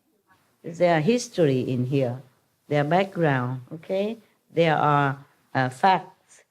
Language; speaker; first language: English; non-native, fluent; Vietnamese